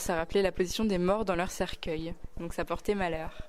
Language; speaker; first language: French; native; French